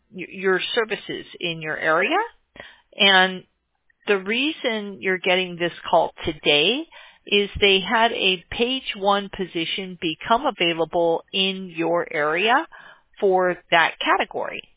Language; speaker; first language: English; native; English